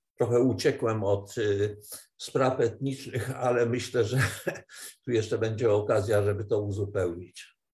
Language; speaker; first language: Polish; native; Polish